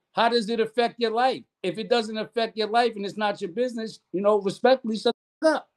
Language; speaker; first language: English; native; English